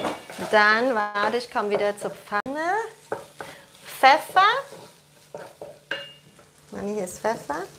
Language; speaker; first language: German; native; German